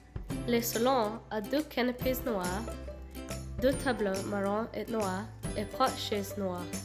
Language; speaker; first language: French; non-native, learner; English